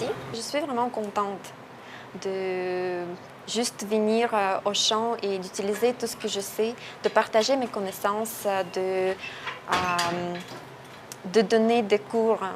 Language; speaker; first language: French; non-native, fluent; Russian